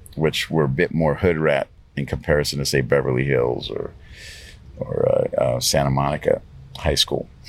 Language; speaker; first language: English; native; English